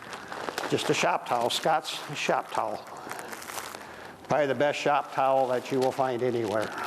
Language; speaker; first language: English; native; English